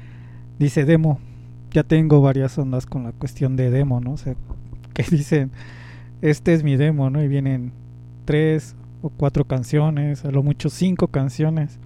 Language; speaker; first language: Spanish; native; Spanish